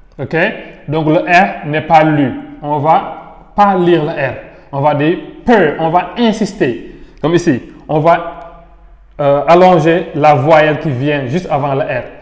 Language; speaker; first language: French; non-native, local second language; Wolof